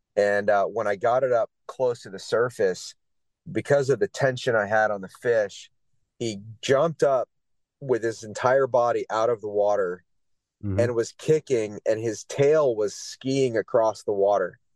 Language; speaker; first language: English; native; English